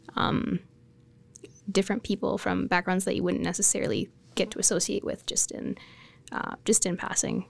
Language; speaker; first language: English; native; English